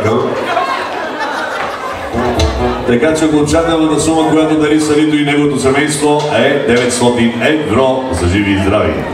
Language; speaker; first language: Bulgarian; non-native, local second language; Turkish